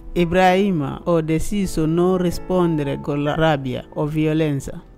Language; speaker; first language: Italian; non-native, learner; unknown